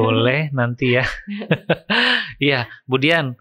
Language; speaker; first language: Indonesian; native; Indonesian